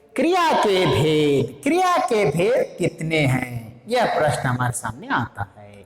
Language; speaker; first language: Hindi; non-native, local second language; Kannada